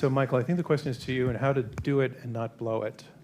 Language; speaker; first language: English; native; English